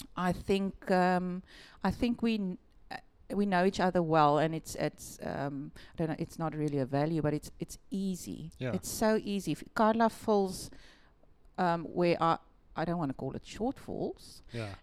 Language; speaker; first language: English; non-native, local second language; Afrikaans